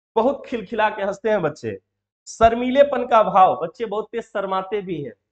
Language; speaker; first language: Hindi; native; Hindi